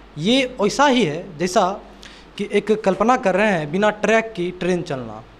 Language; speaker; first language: Hindi; non-native, local second language; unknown